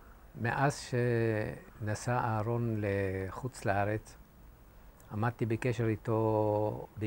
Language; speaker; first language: Hebrew; non-native, fluent; Arabic